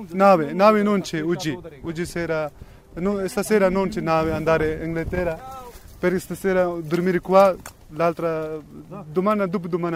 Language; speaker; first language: Italian; non-native, learner; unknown